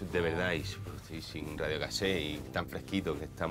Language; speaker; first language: Spanish; native; Spanish